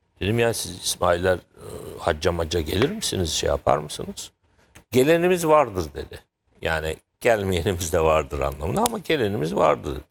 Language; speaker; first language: Turkish; native; Turkish